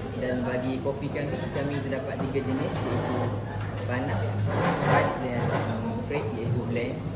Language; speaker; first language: Malay; native; Malay